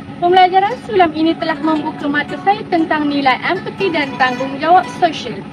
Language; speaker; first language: Malay; native; Malay